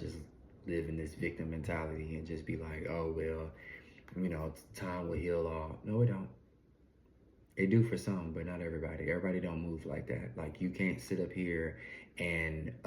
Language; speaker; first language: English; native; English